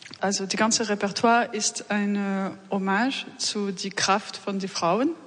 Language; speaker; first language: German; non-native, fluent; French